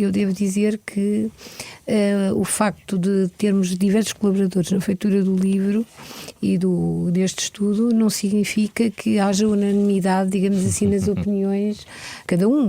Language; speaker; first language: Portuguese; native; Portuguese